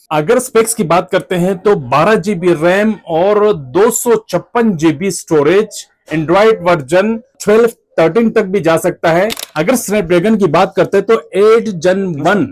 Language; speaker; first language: Urdu; non-native, local second language; Punjabi